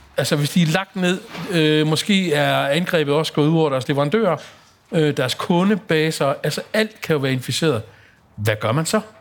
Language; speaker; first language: Danish; native; Danish